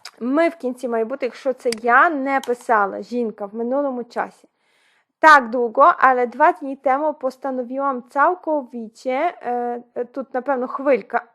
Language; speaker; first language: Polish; non-native, fluent; Ukrainian